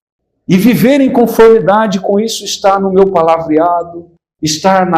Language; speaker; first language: Portuguese; native; Portuguese